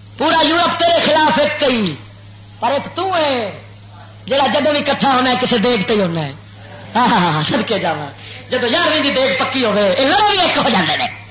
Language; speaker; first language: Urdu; non-native, local second language; Punjabi